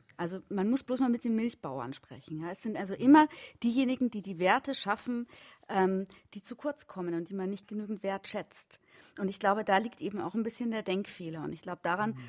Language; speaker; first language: German; native; German